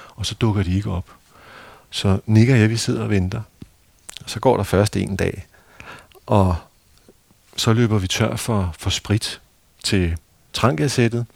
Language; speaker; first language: Danish; native; Danish